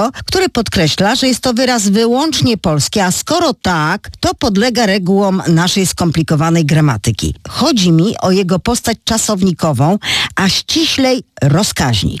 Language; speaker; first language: Polish; native; Polish